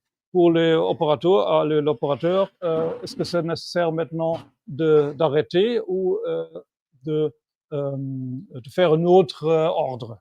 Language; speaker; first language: French; non-native, fluent; German